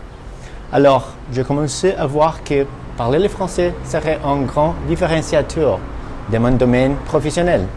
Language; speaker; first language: French; non-native, fluent; Portuguese